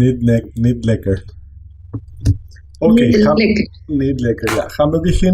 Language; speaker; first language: Dutch; non-native, learner; Spanish